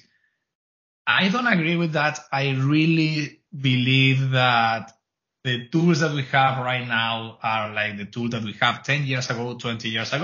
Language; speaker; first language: English; non-native, fluent; Spanish